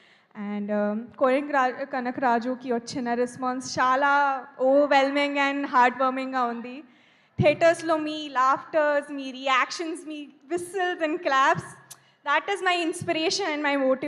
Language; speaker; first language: Telugu; non-native, learner; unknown